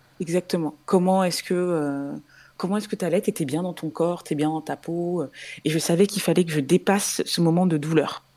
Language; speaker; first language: French; native; French